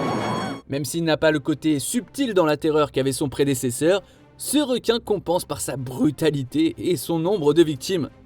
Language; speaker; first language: French; native; French